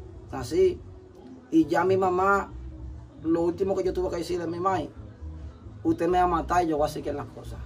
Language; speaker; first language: Spanish; native; Spanish